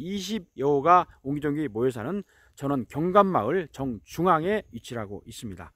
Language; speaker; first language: Korean; native; Korean